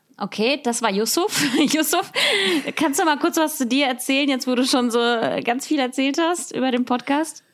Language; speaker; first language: German; early bilingual, other home language; Russian